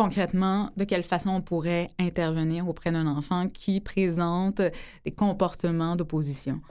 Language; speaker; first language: French; native; French